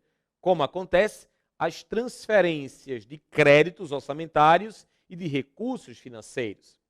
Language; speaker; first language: Portuguese; native; Portuguese